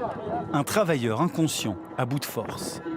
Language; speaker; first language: French; native; French